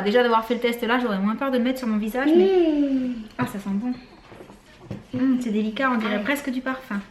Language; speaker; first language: French; native; French